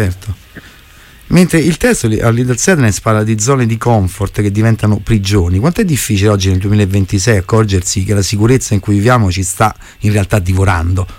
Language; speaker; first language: Italian; native; Italian